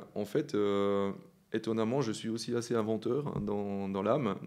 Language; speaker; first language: French; native; French